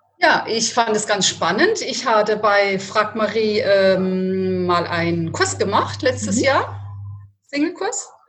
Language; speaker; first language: German; early bilingual, other home language; Italian